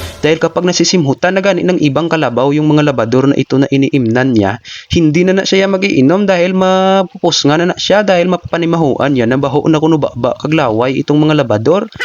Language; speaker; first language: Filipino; non-native, local second language; Hiligaynon